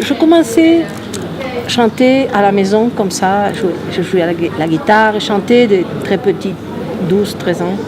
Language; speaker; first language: French; non-native, fluent; Spanish